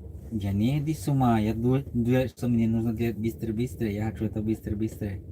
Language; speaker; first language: Russian; non-native, learner; English